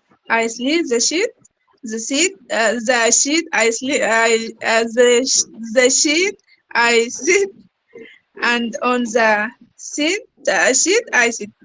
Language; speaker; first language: English; non-native, learner; Arabic